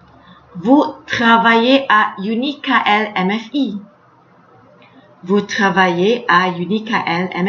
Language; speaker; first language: French; non-native, fluent; Malay